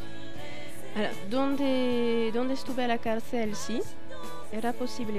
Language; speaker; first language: Spanish; non-native, fluent; French